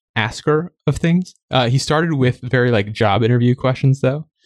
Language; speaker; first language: English; native; English